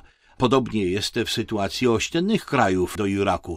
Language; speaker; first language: Polish; native; Polish